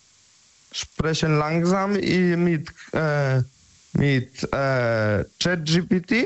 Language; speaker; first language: German; non-native, learner; Polish